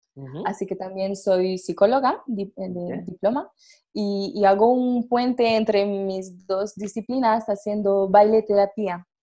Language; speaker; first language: Spanish; non-native, fluent; French